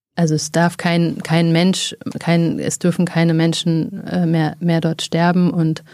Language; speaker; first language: German; native; German